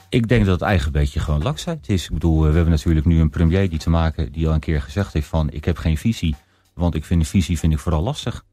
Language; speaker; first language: Dutch; native; Dutch